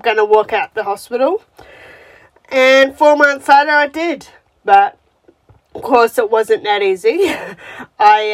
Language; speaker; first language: English; native; English